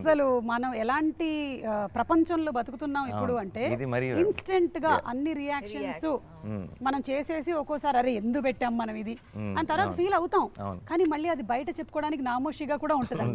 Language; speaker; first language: Telugu; native; Telugu